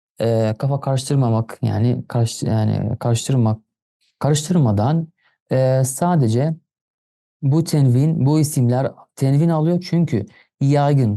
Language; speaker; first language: Turkish; non-native, fluent; Arabic